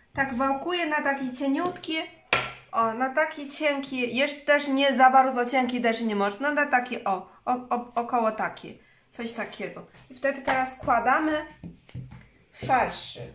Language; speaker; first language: Polish; non-native, learner; Chinese